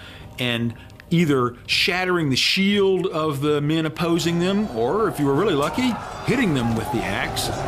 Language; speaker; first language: English; native; English